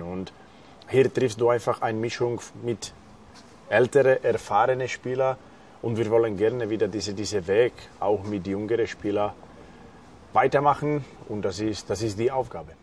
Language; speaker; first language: German; non-native, fluent; Slovak